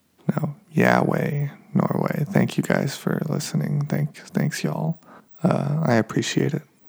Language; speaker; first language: English; native; English